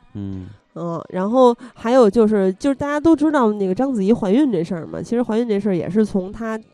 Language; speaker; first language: Chinese; native; Chinese